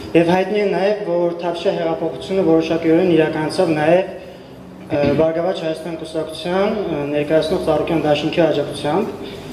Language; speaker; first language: Armenian; native; Armenian